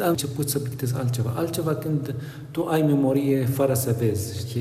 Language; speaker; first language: Romanian; non-native, fluent; Arabic